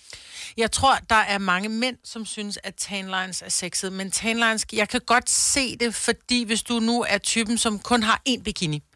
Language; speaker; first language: Danish; native; Danish